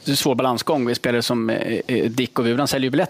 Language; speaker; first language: Swedish; native; Swedish